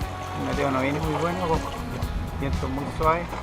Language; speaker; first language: Spanish; native; Spanish